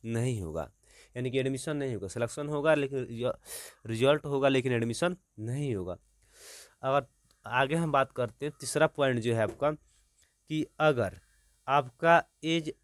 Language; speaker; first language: Hindi; native; Hindi